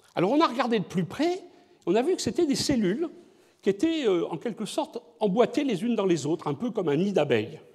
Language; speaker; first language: French; native; French